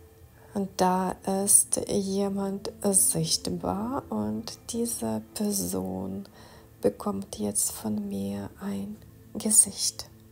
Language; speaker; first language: German; non-native, fluent; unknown